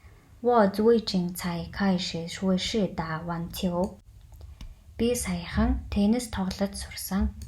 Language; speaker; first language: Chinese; non-native, fluent; Mongolian